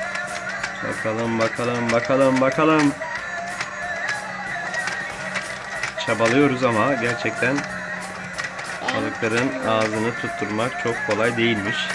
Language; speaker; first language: Turkish; native; Turkish